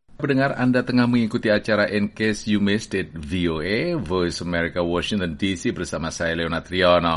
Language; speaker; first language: Indonesian; native; Indonesian